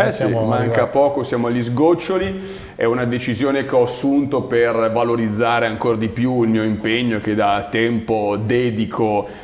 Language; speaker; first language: Italian; native; Italian